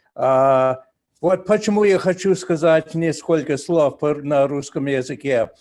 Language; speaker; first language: Russian; non-native, fluent; English